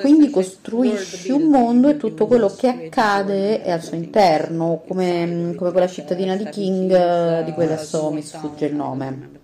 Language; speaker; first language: Italian; native; Italian